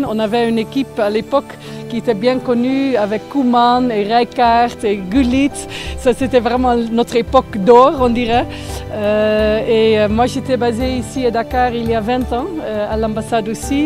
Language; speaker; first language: French; non-native, fluent; Dutch